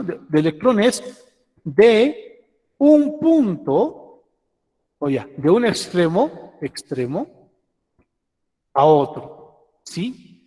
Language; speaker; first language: Spanish; native; Spanish